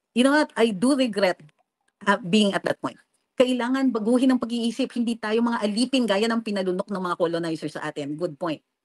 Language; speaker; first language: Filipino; native; Filipino